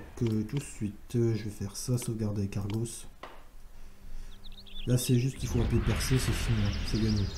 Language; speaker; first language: French; native; French